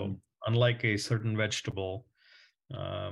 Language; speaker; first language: English; non-native, local second language; Malayalam